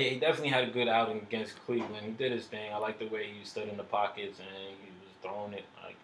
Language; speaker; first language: English; native; English